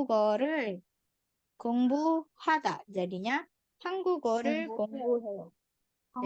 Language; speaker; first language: Korean; non-native, fluent; Indonesian